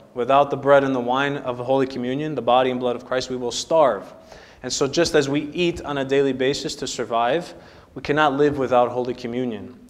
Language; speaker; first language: English; native; English